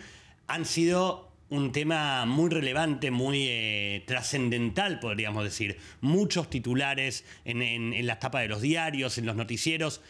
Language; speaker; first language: Spanish; native; Spanish